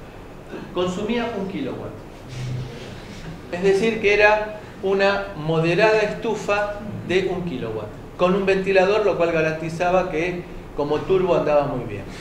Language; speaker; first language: Spanish; native; Spanish